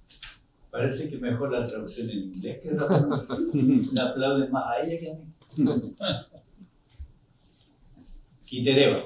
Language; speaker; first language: Spanish; non-native, local second language; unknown